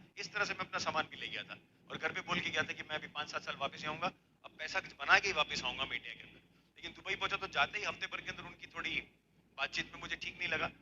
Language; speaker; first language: Hindi; native; Hindi